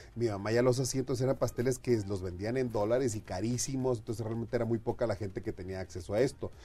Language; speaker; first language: Spanish; native; Spanish